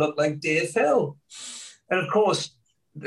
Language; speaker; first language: English; native; English